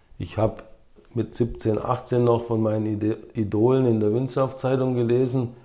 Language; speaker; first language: German; native; German